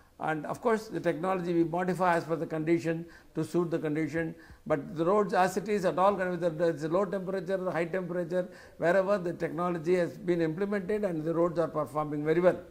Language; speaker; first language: English; non-native, local second language; Tamil